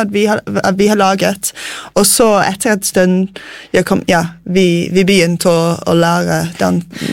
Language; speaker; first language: Norwegian; non-native, fluent; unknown